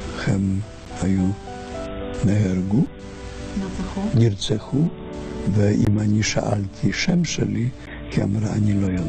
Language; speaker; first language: Hebrew; non-native, learner; Polish